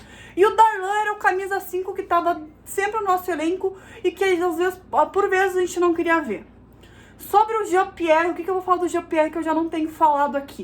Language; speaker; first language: Portuguese; native; Portuguese